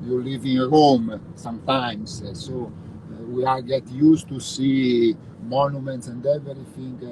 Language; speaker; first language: English; non-native, fluent; Italian